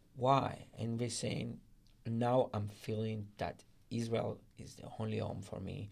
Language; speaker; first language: English; non-native, learner; Hebrew